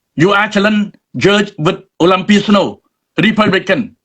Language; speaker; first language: English; non-native, learner; Khmer